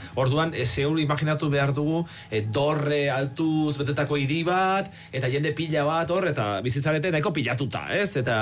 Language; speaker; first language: Basque; native; Basque